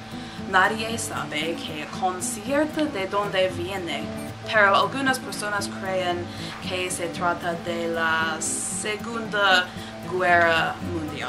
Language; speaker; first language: Spanish; non-native, learner; English